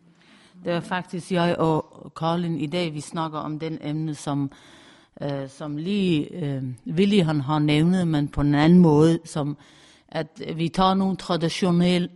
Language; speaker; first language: Danish; non-native, fluent; Persian